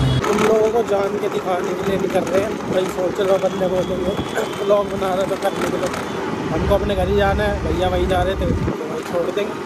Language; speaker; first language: Hindi; native; Hindi